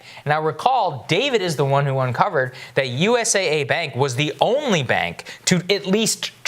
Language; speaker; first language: English; native; English